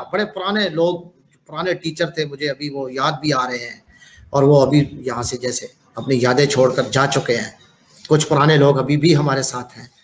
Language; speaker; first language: Urdu; non-native, local second language; Punjabi